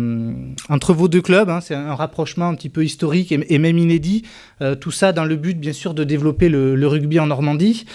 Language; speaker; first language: French; native; French